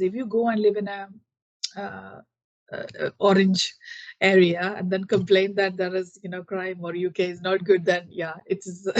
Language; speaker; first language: English; non-native, local second language; Malayalam